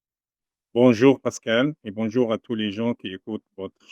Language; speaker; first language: French; non-native, fluent; Arabic